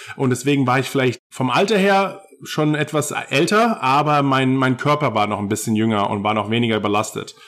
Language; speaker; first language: German; native; German